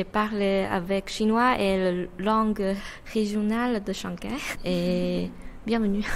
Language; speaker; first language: French; non-native, learner; Chinese